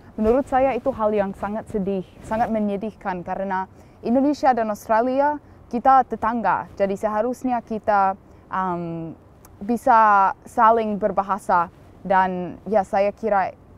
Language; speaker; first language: Indonesian; non-native, fluent; English